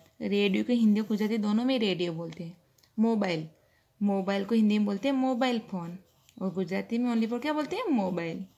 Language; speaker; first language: Hindi; non-native, local second language; Gujarati